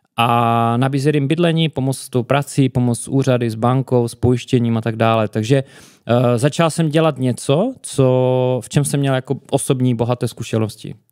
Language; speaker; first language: Czech; native; Czech